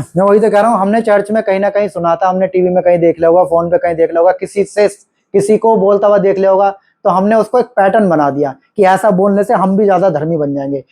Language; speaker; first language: Hindi; native; Hindi